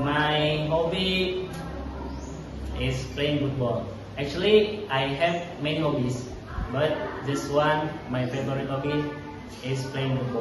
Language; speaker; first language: English; non-native, learner; Indonesian